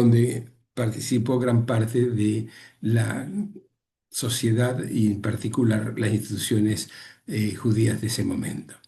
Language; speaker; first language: Spanish; native; Spanish